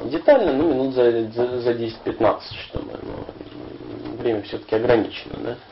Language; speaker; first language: Russian; native; Russian